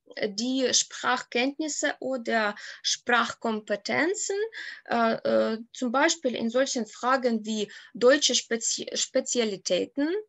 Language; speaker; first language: German; non-native, fluent; Ukrainian